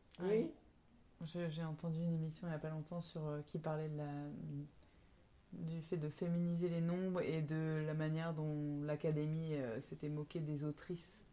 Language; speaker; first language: French; native; French